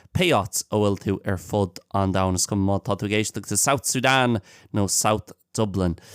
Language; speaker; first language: Irish; native; Irish